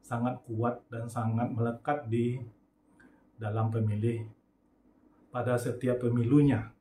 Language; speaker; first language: Indonesian; native; Indonesian